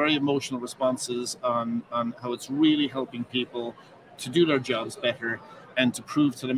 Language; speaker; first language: English; native; English